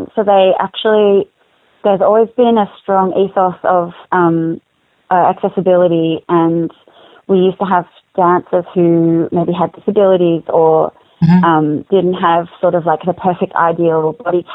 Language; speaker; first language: English; native; English